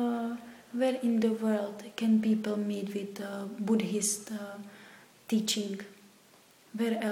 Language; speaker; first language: English; non-native, fluent; Slovak